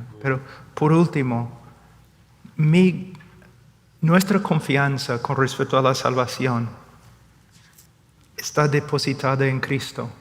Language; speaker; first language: Spanish; non-native, fluent; English